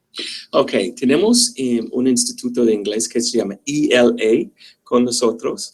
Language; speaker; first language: Spanish; non-native, fluent; English